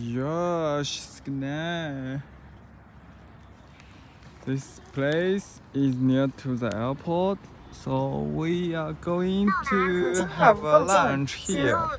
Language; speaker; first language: English; non-native, learner; Chinese